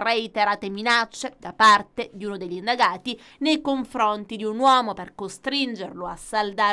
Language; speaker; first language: Italian; native; Italian